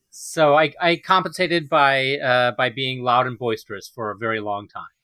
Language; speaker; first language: English; native; English